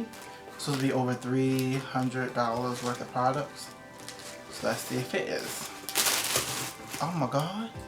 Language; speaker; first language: English; native; English